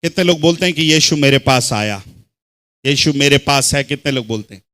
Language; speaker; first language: Hindi; non-native, local second language; Telugu